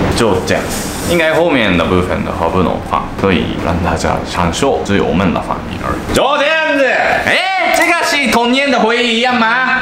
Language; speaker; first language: Chinese; non-native, fluent; Japanese